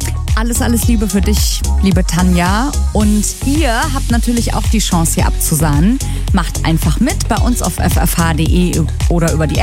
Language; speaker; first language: German; native; German